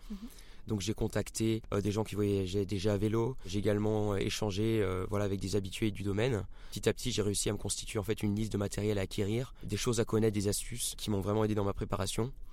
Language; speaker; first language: French; native; French